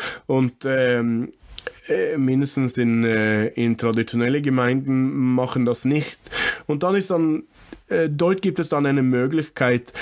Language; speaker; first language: German; non-native, fluent; English